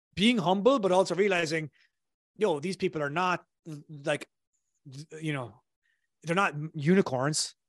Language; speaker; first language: English; native; English